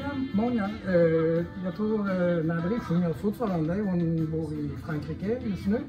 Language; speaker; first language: Swedish; non-native, fluent; French